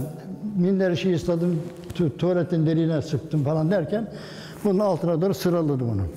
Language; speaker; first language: Turkish; native; Turkish